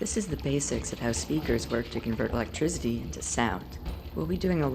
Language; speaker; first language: English; native; English